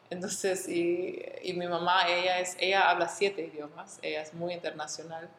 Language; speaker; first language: Spanish; early bilingual, other home language; English